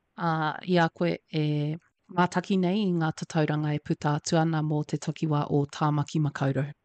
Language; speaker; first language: Māori; native; Māori